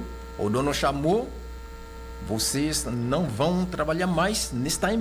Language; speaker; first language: Portuguese; non-native, local second language; Haitian Creole